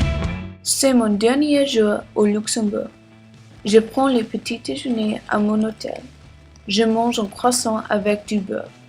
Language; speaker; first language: French; non-native, learner; English